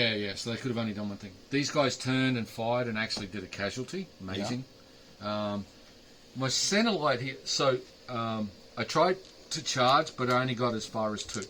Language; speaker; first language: English; native; English